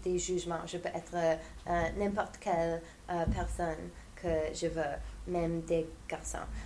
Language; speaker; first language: French; non-native, fluent; English